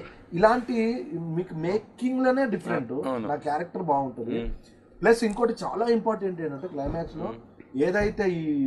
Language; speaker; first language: Telugu; native; Telugu